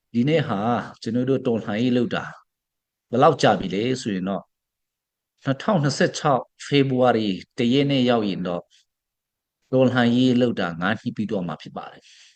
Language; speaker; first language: Burmese; non-native, local second language; Hakha Chin